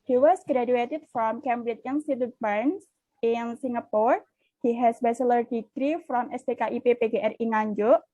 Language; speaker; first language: English; non-native, learner; Indonesian